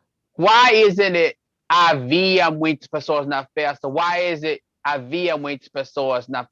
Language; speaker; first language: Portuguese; non-native, fluent; English